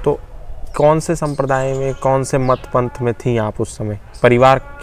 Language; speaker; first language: Hindi; native; Hindi